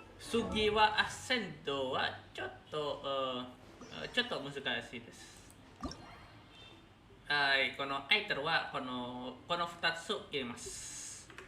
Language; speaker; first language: Japanese; non-native, learner; Indonesian